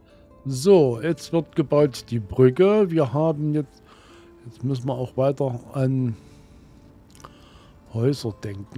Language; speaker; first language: German; native; German